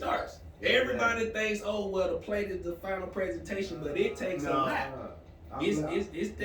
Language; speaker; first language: English; native; English